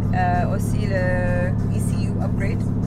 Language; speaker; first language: French; non-native, learner; English